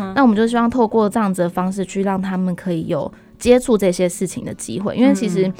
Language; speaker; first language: Chinese; native; Chinese